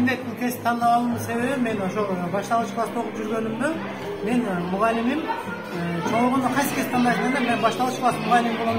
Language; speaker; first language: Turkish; non-native, learner; Kyrgyz